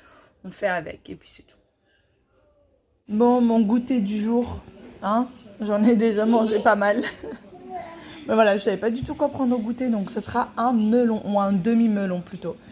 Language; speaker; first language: French; native; French